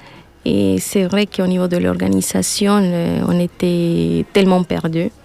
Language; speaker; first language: French; non-native, learner; Spanish